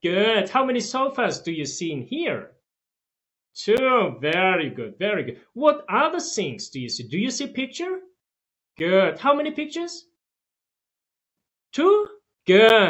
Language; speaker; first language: English; non-native, fluent; Tajik